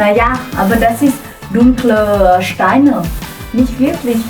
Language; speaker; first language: German; non-native, learner; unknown